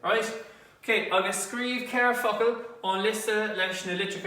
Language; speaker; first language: Irish; non-native, local second language; English